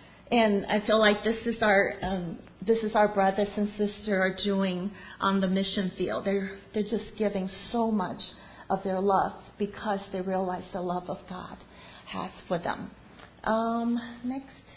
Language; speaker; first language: English; non-native, fluent; Chinese